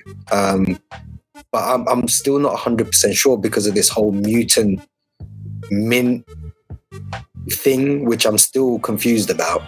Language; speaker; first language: English; native; English